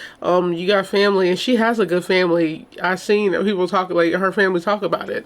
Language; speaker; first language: English; native; English